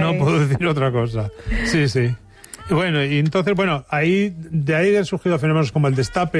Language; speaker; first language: Spanish; native; Spanish